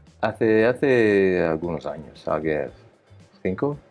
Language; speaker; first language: Spanish; non-native, learner; Italian